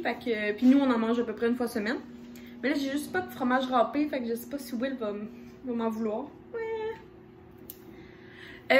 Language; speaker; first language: French; native; French